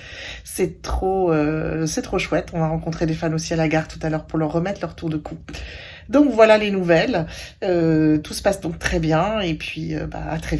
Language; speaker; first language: French; native; French